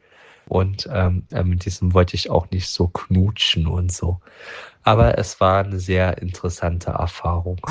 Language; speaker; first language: German; non-native, fluent; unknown